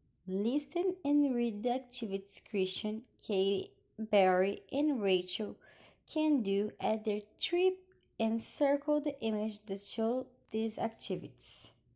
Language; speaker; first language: English; non-native, fluent; Portuguese